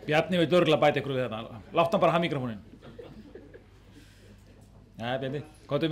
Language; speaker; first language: Icelandic; native; Icelandic